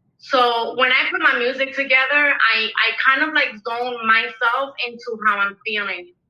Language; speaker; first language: English; early bilingual, other home language; Spanish